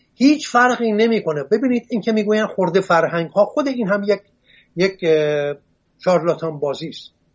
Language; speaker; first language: Persian; non-native, local second language; Assyrian Neo-Aramaic